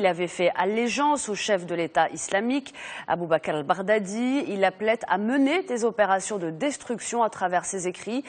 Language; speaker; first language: French; non-native, local second language; Arabic